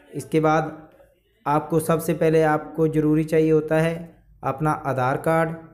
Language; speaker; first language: Hindi; native; Hindi